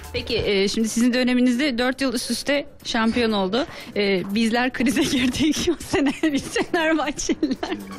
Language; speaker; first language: Turkish; native; Turkish